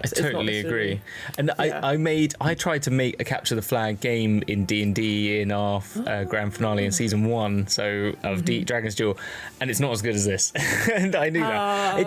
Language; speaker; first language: English; native; English